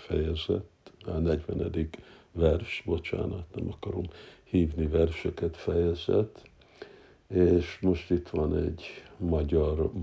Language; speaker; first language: Hungarian; early bilingual, heritage; Hungarian